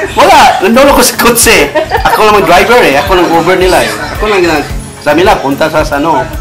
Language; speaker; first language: Filipino; non-native, local second language; Cebuano